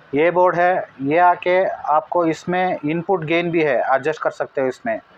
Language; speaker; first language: Hindi; non-native, local second language; Telugu